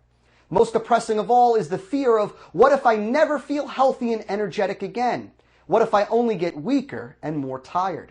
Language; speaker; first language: English; native; English